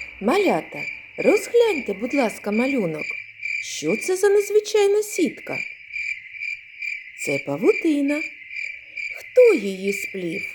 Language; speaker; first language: Ukrainian; native; Ukrainian